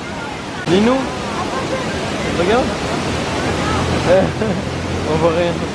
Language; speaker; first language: French; native; French